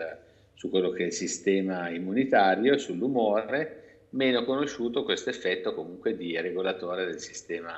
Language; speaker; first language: Italian; native; Italian